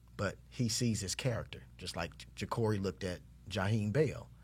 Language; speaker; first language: English; native; English